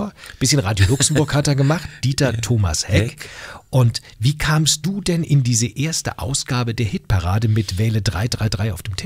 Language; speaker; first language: German; native; German